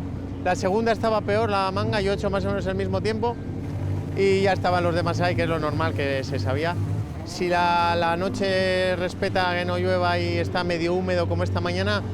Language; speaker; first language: Spanish; native; Spanish